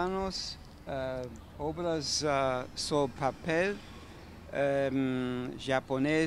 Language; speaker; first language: Portuguese; non-native, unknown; English